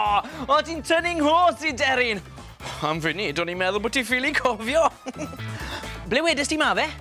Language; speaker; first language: Welsh; native; Welsh